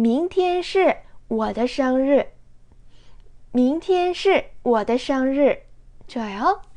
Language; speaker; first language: Chinese; non-native, fluent; Korean